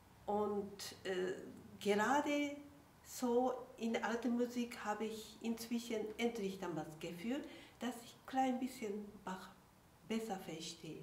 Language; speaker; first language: German; non-native, fluent; Japanese